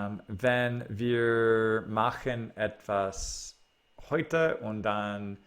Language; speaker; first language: German; non-native, learner; English